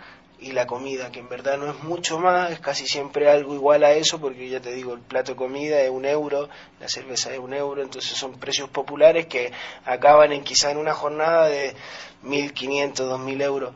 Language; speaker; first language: Spanish; native; Spanish